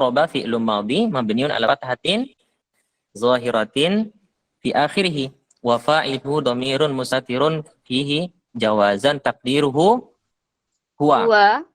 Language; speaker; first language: Arabic; non-native, fluent; Indonesian